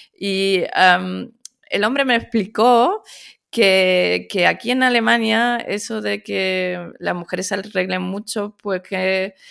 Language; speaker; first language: Spanish; early bilingual, other home language; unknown